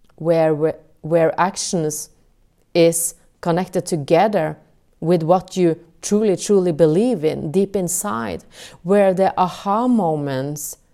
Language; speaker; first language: English; non-native, fluent; Norwegian